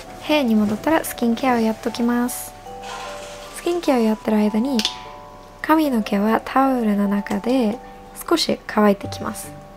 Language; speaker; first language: Japanese; non-native, fluent; English